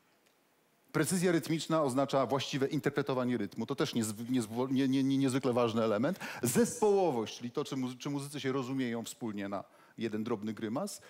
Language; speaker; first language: Polish; native; Polish